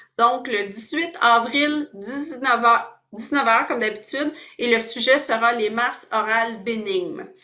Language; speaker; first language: French; native; French